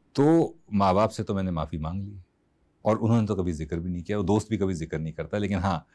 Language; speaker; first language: Hindi; native; Hindi